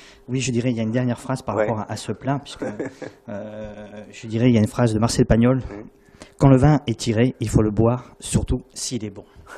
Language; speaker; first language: French; native; French